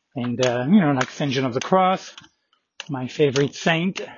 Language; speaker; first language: English; non-native, fluent; French